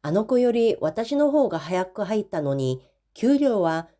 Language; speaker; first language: Japanese; non-native, fluent; Korean